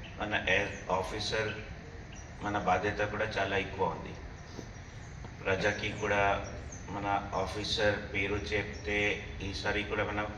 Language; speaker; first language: Telugu; non-native, local second language; Hindi